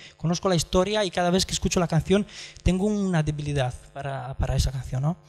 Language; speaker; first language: Spanish; non-native, fluent; Romanian